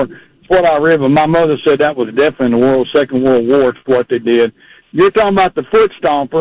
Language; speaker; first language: English; native; English